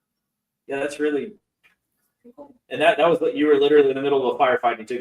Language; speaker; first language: English; native; English